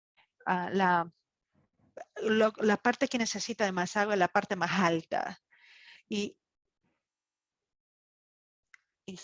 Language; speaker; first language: Spanish; non-native, fluent; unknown